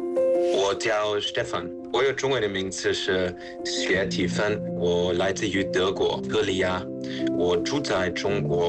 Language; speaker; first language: Chinese; non-native, fluent; German